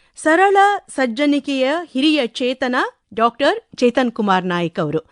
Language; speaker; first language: Kannada; native; Kannada